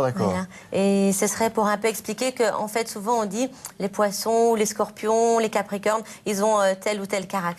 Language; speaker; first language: French; native; French